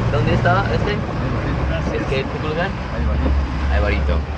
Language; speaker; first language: Spanish; non-native, learner; English